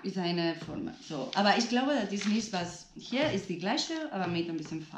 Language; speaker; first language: German; non-native, learner; Spanish